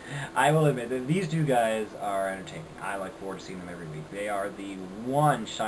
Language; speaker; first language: English; native; English